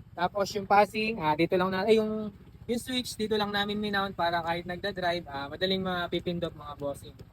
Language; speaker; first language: Filipino; native; Filipino